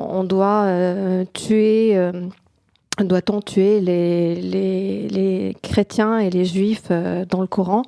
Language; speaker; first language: French; non-native, local second language; Arabic